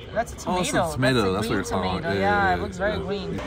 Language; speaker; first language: English; non-native, fluent; Portuguese